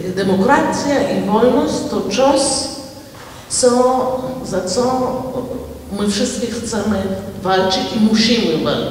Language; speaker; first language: Polish; non-native, fluent; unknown